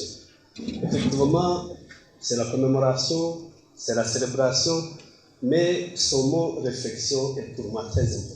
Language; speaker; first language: French; non-native, local second language; Kinyarwanda